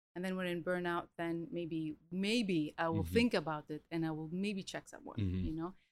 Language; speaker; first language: English; early bilingual, other home language; Arabic